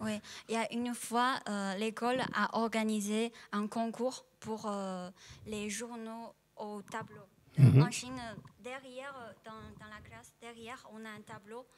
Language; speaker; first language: French; non-native, fluent; Chinese